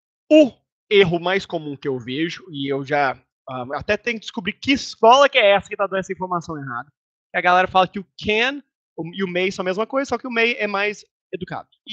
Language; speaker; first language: Portuguese; native; Portuguese